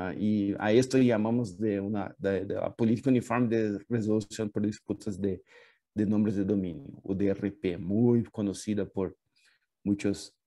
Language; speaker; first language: Spanish; non-native, fluent; Portuguese